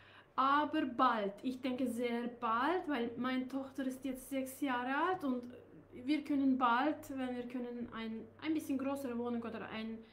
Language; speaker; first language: German; non-native, learner; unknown